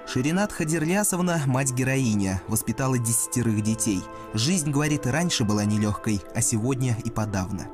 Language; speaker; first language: Russian; native; Russian